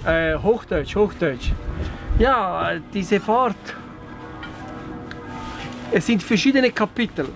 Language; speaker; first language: German; non-native, fluent; Italian